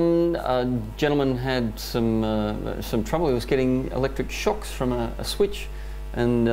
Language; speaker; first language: English; native; English